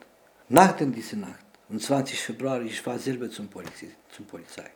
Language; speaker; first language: German; non-native, learner; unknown